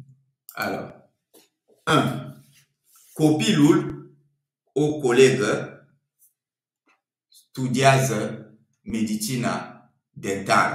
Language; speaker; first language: Romanian; non-native, fluent; French